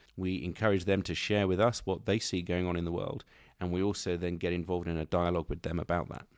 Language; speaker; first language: English; native; English